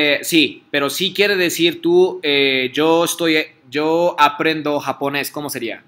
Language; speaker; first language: Spanish; non-native, fluent; Japanese